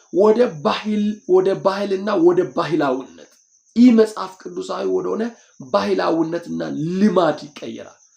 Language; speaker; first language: Amharic; non-native, local second language; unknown